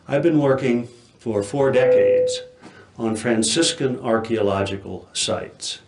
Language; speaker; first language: English; native; English